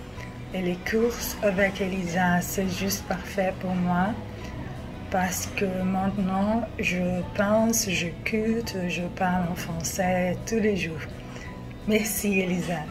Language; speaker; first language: French; non-native, learner; Portuguese